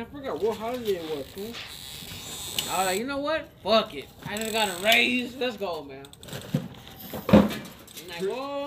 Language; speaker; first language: English; early bilingual, other home language; Spanish